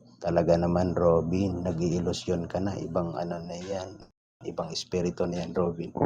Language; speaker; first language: Filipino; non-native, local second language; Cebuano